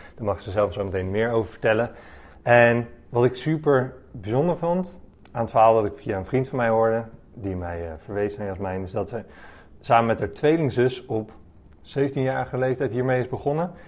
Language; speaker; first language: Dutch; native; Dutch